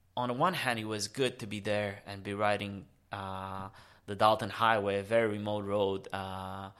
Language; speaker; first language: English; early bilingual, other home language; Romanian